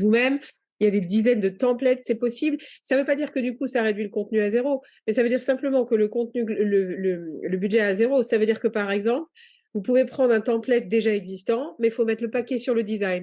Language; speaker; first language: French; native; French